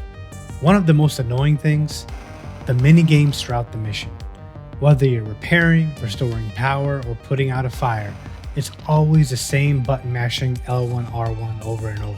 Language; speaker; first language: English; native; English